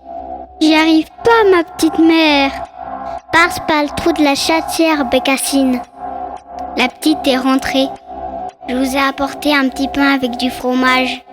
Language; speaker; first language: French; native; French